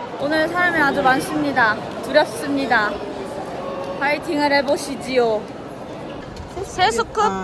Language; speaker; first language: Korean; native; Korean